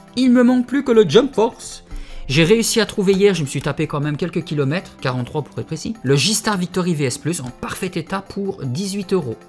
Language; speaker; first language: French; native; French